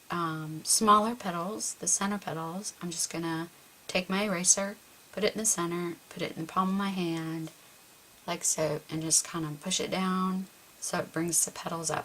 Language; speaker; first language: English; native; English